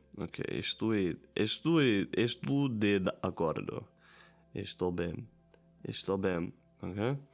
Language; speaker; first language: Portuguese; non-native, learner; German